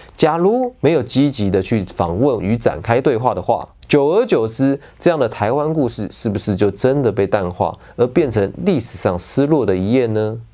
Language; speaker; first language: Chinese; native; Chinese